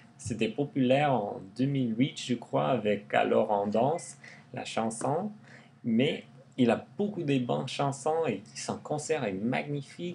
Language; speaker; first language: French; non-native, learner; English